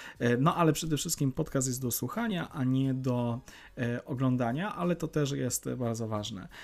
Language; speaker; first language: Polish; native; Polish